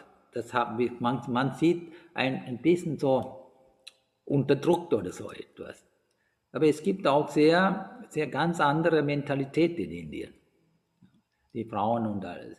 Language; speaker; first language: German; non-native, fluent; Sinhala